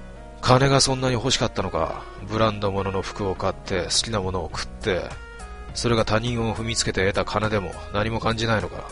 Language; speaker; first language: Japanese; native; Japanese